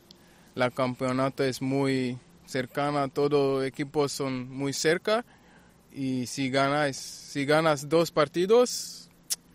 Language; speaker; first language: Spanish; non-native, fluent; German